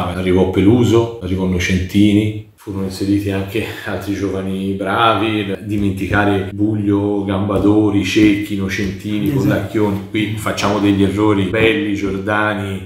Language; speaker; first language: Italian; native; Italian